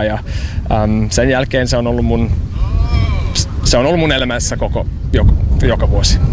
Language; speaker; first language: Finnish; non-native, learner; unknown